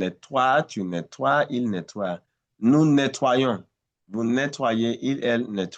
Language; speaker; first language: French; non-native, fluent; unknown